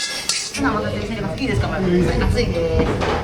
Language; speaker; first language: Japanese; native; Japanese